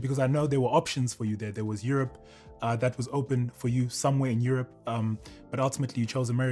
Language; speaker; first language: English; native; English